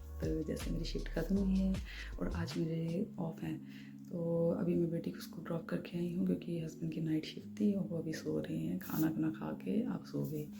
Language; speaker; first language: Hindi; non-native, local second language; Punjabi